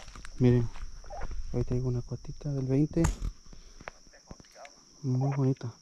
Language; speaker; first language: Spanish; native; Spanish